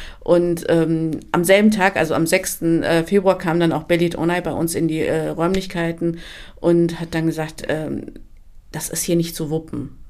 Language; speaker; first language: German; early bilingual, other home language; Turkish